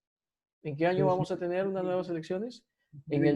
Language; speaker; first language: Spanish; native; Spanish